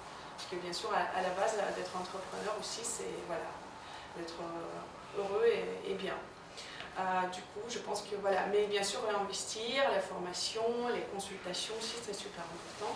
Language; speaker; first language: French; non-native, fluent; Russian